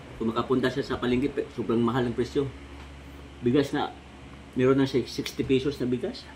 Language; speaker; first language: Filipino; non-native, local second language; Cebuano